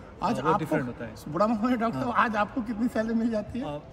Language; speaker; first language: Hindi; native; Hindi